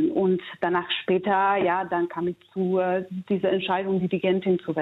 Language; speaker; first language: German; non-native, fluent; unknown